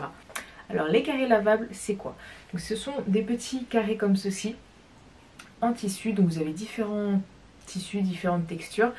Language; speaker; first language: French; native; French